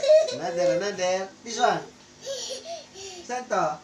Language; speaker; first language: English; non-native, local second language; Filipino